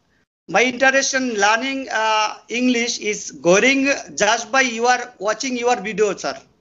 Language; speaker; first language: English; non-native, learner; Bangla